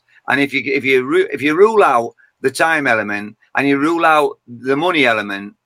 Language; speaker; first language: English; native; English